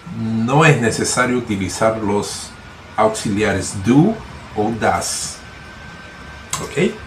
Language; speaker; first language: Spanish; non-native, fluent; Portuguese